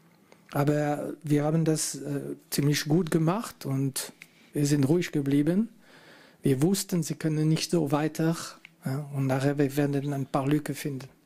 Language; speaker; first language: German; non-native, fluent; French